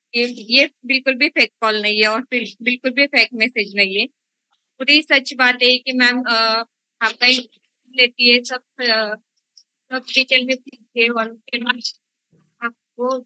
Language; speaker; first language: Hindi; non-native, local second language; Marathi